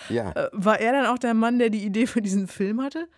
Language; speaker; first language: German; native; German